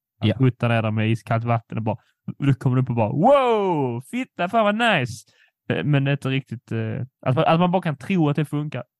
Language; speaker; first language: Swedish; native; Swedish